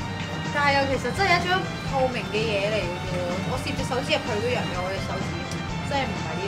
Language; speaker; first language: Cantonese; native; Cantonese